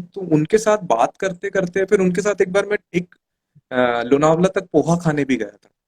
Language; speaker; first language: Hindi; non-native, local second language; Marathi